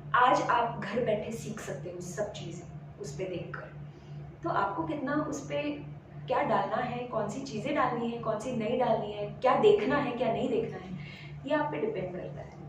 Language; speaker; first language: Hindi; non-native, local second language; Marathi